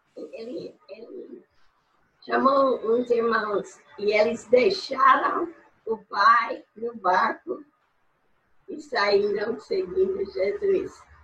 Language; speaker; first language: Portuguese; non-native, fluent; English